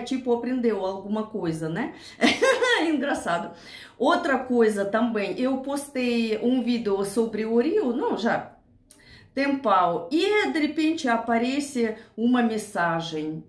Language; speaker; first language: Portuguese; non-native, learner; Russian